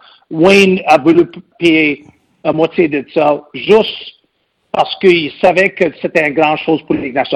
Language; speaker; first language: French; non-native, local second language; English